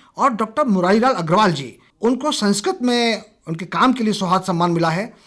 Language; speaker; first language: Hindi; native; Hindi